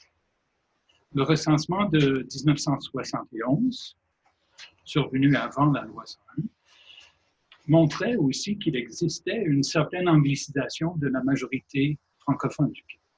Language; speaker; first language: French; native; French